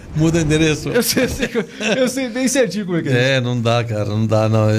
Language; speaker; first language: Portuguese; non-native, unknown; Arabic